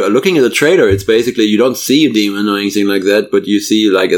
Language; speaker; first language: English; non-native, fluent; German